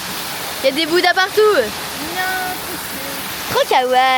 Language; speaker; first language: French; native; French